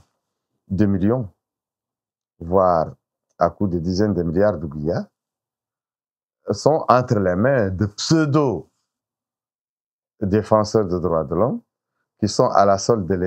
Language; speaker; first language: French; non-native, local second language; Arabic